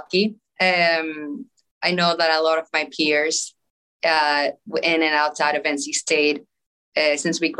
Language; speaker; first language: English; non-native, fluent; Spanish